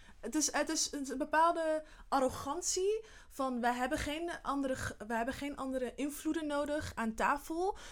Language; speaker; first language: Dutch; early bilingual, other home language; Somali